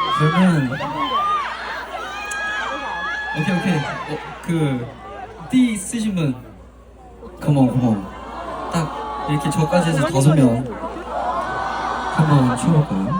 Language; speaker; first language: Korean; early bilingual, heritage; Korean